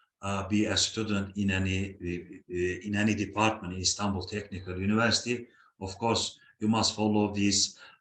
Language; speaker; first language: English; non-native, fluent; Turkish